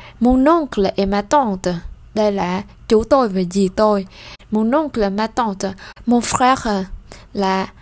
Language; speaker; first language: French; non-native, fluent; Vietnamese